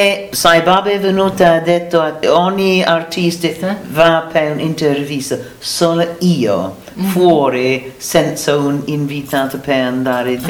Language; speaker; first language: Italian; non-native, learner; English